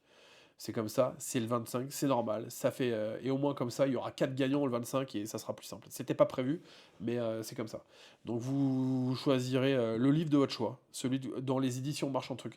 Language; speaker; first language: French; native; French